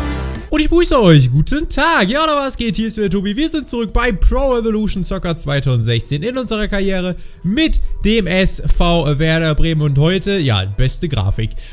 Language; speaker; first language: German; native; German